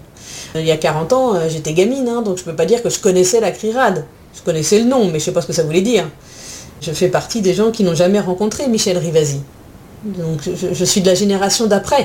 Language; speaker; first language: French; native; French